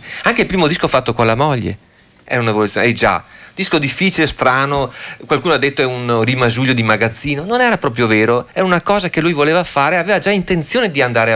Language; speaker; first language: Italian; native; Italian